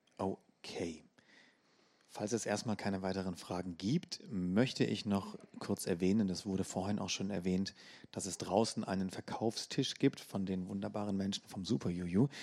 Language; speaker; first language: German; native; German